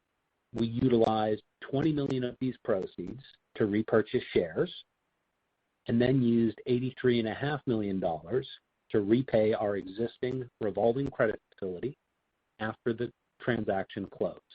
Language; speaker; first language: English; native; English